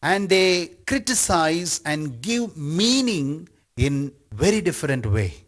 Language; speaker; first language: English; non-native, local second language; Tamil